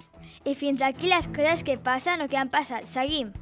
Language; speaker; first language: Catalan; native; Catalan